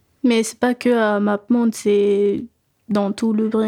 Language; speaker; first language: French; early bilingual, other home language; Tamil